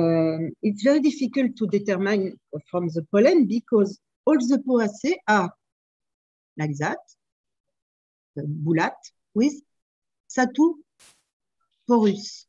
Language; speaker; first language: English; non-native, fluent; French